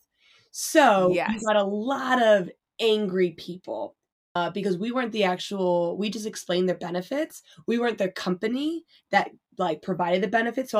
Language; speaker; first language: English; native; English